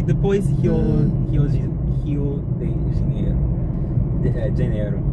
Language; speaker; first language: Portuguese; non-native, learner; English